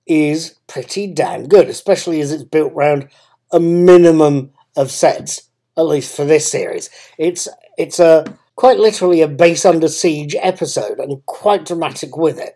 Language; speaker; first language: English; native; English